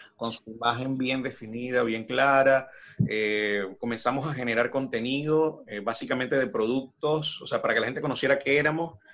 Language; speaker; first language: Spanish; native; Spanish